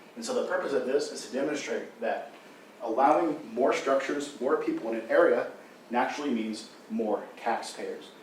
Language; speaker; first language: English; native; English